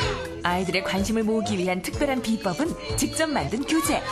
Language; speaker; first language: Korean; native; Korean